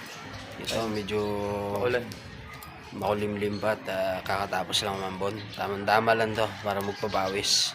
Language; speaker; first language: Filipino; non-native, local second language; Waray